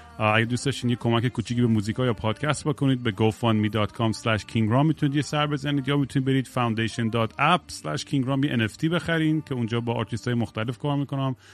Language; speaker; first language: Persian; native; Persian